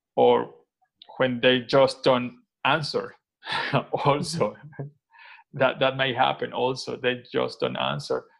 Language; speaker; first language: English; non-native, fluent; Spanish